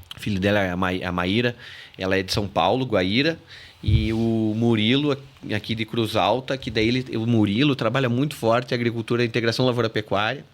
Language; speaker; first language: Portuguese; native; Portuguese